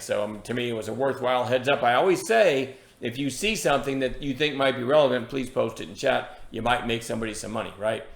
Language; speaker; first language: English; native; English